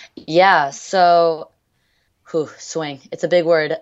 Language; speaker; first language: English; early bilingual, other home language; French